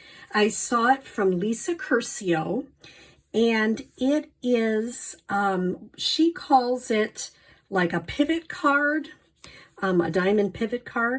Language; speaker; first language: English; native; English